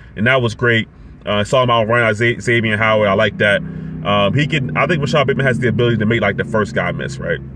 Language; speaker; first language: English; native; English